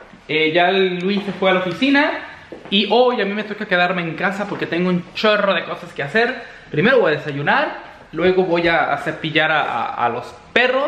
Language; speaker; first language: Spanish; native; Spanish